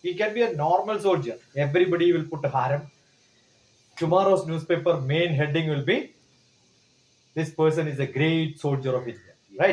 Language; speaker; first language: English; non-native, local second language; Malayalam